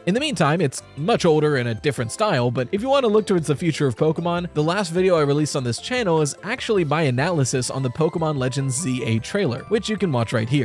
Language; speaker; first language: English; native; English